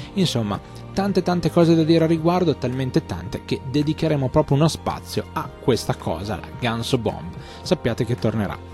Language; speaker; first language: Italian; native; Italian